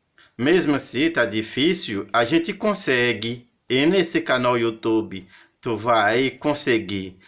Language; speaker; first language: Portuguese; non-native, fluent; Haitian Creole